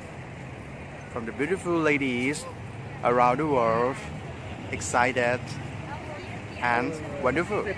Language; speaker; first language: English; non-native, learner; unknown